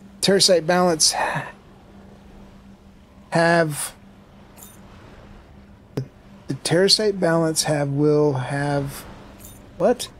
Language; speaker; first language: English; native; English